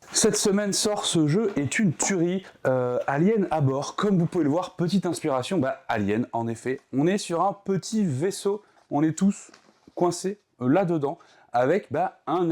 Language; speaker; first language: French; native; French